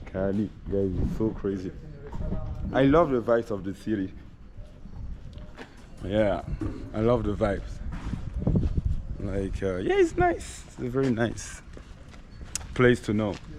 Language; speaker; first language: English; non-native, fluent; French